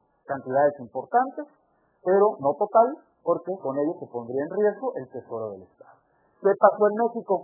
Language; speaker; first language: Spanish; native; Spanish